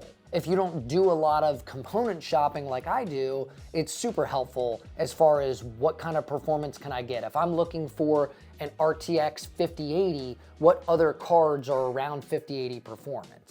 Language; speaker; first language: English; native; English